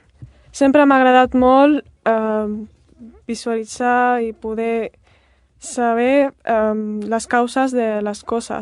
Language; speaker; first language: Catalan; non-native, local second language; Spanish